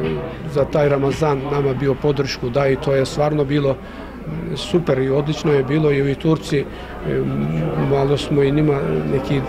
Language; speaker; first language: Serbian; early bilingual, heritage; Croatian